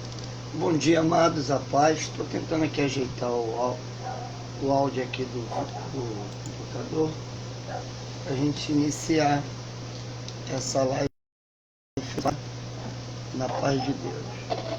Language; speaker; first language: Portuguese; native; Portuguese